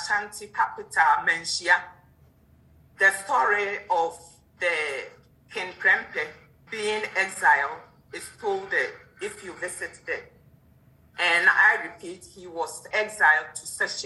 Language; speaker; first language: English; non-native, local second language; Akan